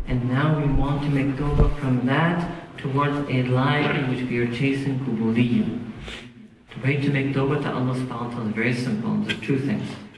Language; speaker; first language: English; early bilingual, other home language; Urdu